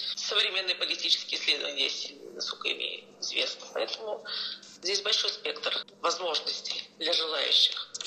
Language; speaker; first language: Russian; native; Russian